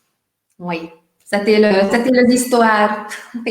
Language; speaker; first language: French; non-native, learner; Hungarian